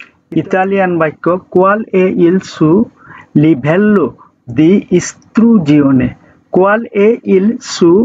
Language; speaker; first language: Italian; non-native, fluent; Bangla